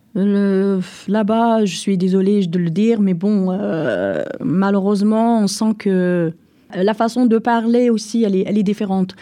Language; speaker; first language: French; non-native, local second language; Arabic